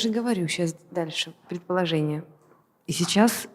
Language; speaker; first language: Russian; native; Russian